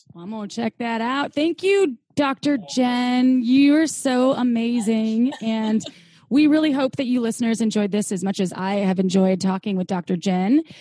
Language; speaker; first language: English; native; English